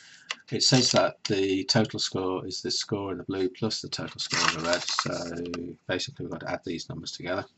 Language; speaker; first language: English; native; English